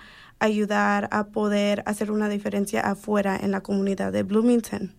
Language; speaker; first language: Spanish; early bilingual, heritage; Spanish